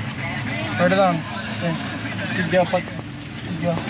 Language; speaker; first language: Spanish; non-native, learner; English